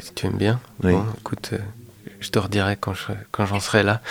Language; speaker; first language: French; native; French